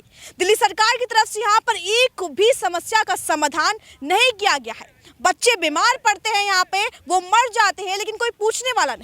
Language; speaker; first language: Hindi; native; Hindi